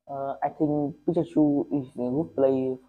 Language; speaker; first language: English; non-native, learner; Vietnamese